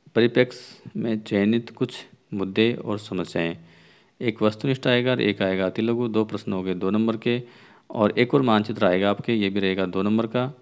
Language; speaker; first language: Hindi; native; Hindi